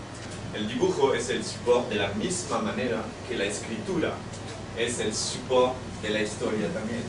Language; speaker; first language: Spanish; non-native, fluent; French